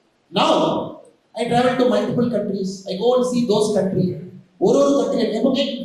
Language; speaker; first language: English; non-native, local second language; Tamil